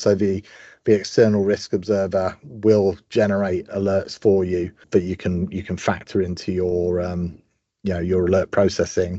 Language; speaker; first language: English; native; English